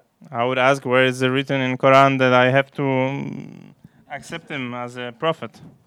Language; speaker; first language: English; non-native, fluent; Czech